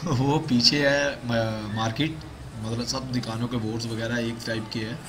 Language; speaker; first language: Hindi; non-native, local second language; Punjabi